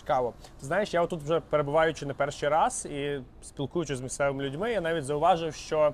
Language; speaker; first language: Ukrainian; native; Ukrainian